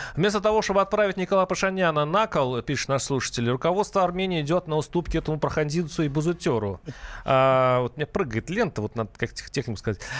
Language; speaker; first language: Russian; native; Russian